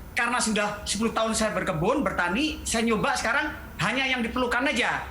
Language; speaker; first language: Indonesian; native; Indonesian